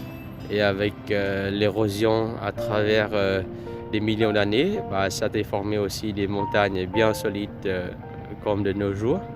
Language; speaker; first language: French; non-native, fluent; Vietnamese